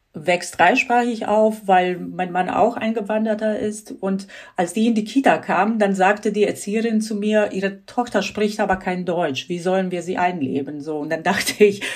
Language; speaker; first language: German; non-native, fluent; Croatian